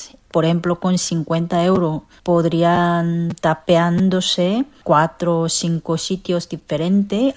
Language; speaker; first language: Spanish; non-native, fluent; Korean